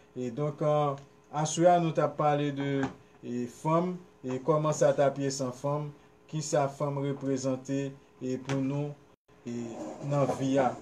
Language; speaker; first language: Haitian Creole; native; Haitian Creole